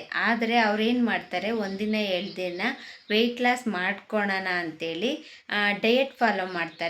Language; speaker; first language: Kannada; native; Kannada